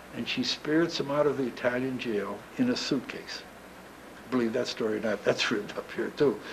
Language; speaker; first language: English; native; English